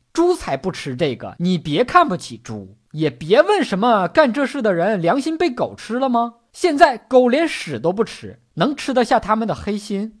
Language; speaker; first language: Chinese; native; Chinese